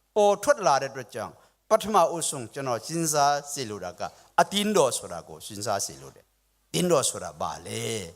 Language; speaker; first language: Burmese; non-native, local second language; Tedim Chin